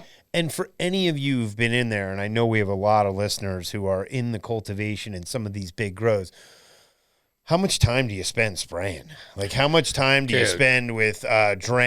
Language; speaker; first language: English; native; English